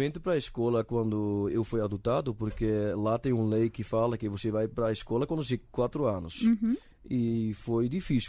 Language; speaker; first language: Portuguese; non-native, learner; Dutch